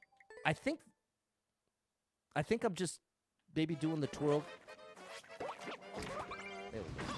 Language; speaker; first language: English; native; English